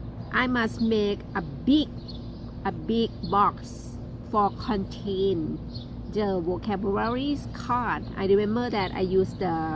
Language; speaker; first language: English; non-native, learner; Thai